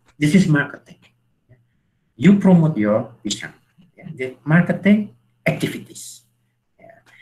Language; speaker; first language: English; non-native, learner; Indonesian